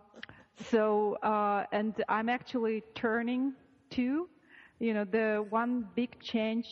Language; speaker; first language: English; non-native, fluent; Russian